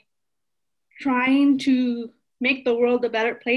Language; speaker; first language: English; early bilingual, other home language; Spanish